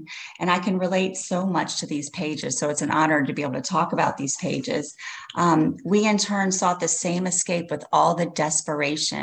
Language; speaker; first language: English; native; English